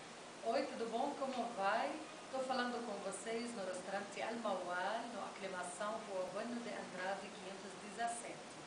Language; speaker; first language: Portuguese; non-native, fluent; Arabic